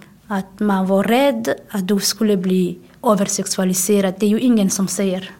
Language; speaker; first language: Swedish; non-native, fluent; Somali